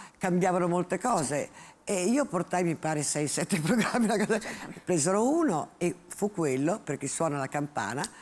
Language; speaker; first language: Italian; native; Italian